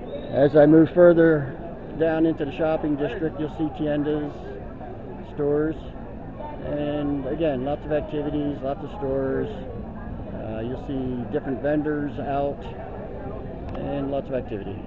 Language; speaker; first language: English; native; English